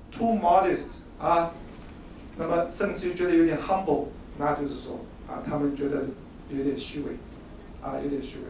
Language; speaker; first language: Chinese; native; Chinese